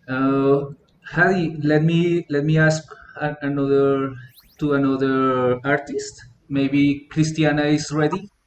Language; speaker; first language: English; non-native, learner; Spanish